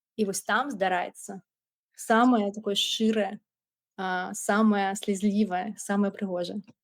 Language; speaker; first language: Belarusian; non-native, local second language; Russian